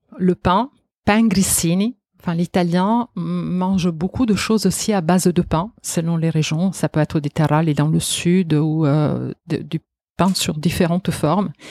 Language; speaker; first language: French; non-native, fluent; Italian